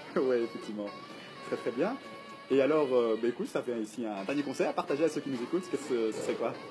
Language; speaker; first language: French; native; French